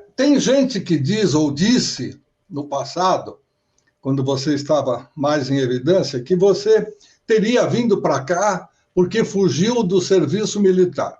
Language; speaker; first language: Portuguese; native; Portuguese